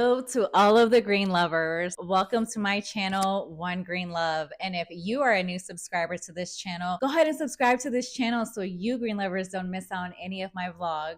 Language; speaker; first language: English; early bilingual, other home language; Spanish